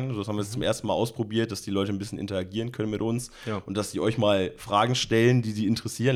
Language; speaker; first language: German; native; German